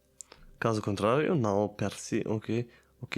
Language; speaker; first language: Portuguese; non-native, learner; German